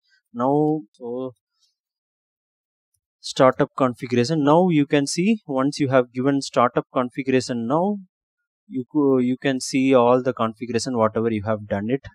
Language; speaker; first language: English; non-native, local second language; Tamil